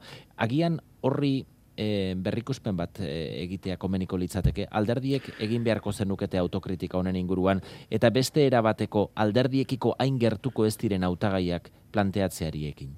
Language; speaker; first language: Basque; native; Basque